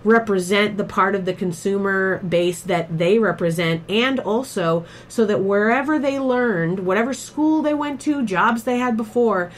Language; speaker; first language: English; native; English